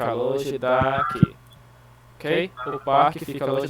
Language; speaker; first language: Portuguese; non-native, fluent; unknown